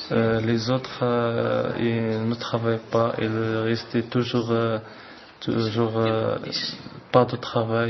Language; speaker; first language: French; non-native, learner; Arabic